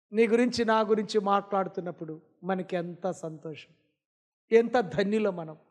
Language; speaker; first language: Telugu; non-native, local second language; Lambadi